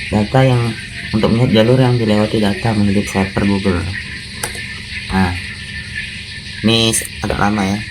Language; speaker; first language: Indonesian; native; Indonesian